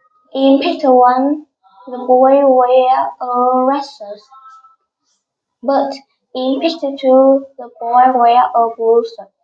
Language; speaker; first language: English; non-native, learner; Vietnamese